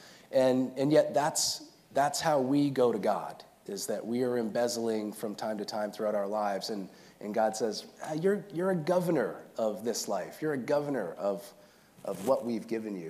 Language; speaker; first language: English; native; English